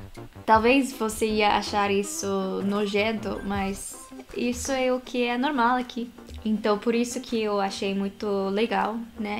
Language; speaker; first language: Portuguese; non-native, fluent; Japanese